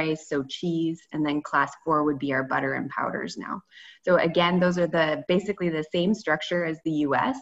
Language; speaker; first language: English; native; English